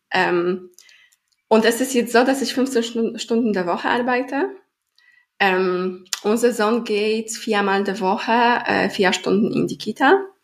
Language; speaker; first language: German; non-native, fluent; Polish